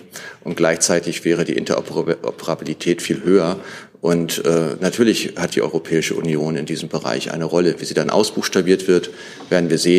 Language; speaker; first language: German; native; German